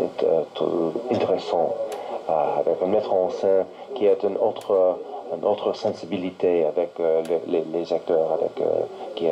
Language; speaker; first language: French; non-native, learner; English